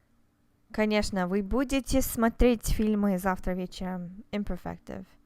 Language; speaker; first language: Russian; non-native, fluent; English